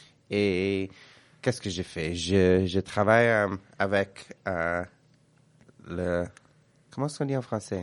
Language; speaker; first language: French; non-native, learner; English